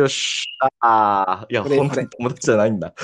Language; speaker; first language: Japanese; non-native, learner; Indonesian